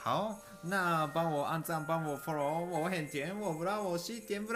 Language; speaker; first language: Chinese; non-native, learner; Japanese